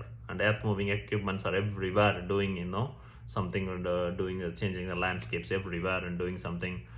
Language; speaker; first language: English; non-native, local second language; Tamil